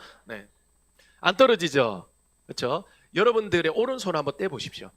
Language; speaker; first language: Korean; native; Korean